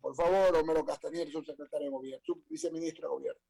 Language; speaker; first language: Spanish; native; Spanish